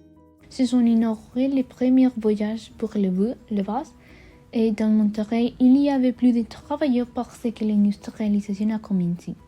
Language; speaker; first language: French; non-native, learner; Spanish